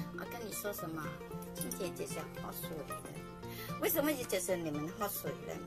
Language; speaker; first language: Chinese; non-native, local second language; Cantonese